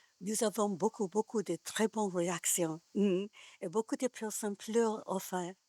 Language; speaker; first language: French; non-native, learner; Japanese